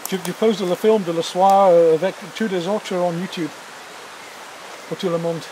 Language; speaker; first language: French; non-native, learner; English